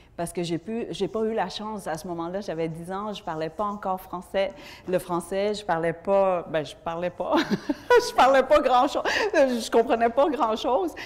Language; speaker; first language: French; early bilingual, other home language; Vietnamese